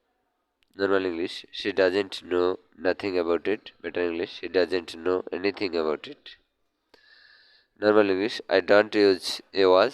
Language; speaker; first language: English; non-native, learner; Bangla